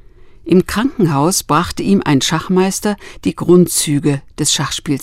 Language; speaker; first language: German; native; German